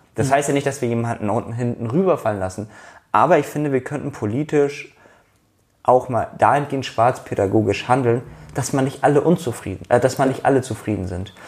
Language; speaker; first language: German; early bilingual, other home language; Turkish